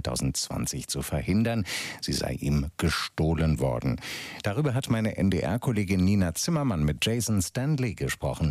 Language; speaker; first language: German; native; German